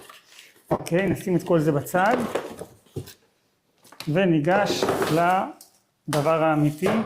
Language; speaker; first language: Hebrew; native; Hebrew